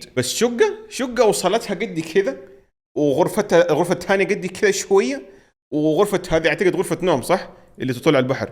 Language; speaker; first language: Arabic; native; Arabic